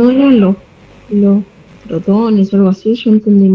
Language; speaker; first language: Spanish; native; Spanish